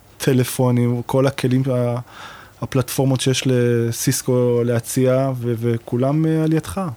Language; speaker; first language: Hebrew; native; Hebrew